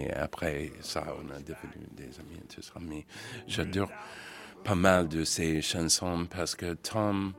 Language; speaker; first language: French; non-native, fluent; English